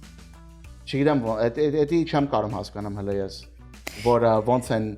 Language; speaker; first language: Armenian; early bilingual, heritage; Armenian